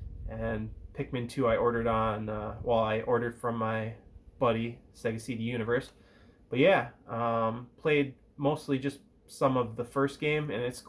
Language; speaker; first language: English; native; English